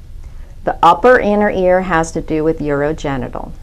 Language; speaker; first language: English; native; English